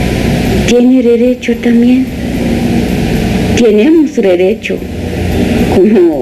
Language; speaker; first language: Spanish; non-native, local second language; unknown